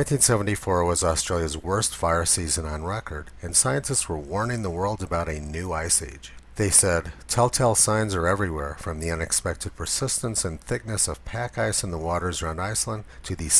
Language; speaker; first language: English; native; English